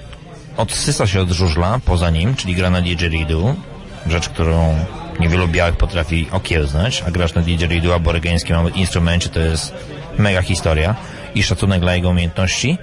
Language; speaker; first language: Polish; native; Polish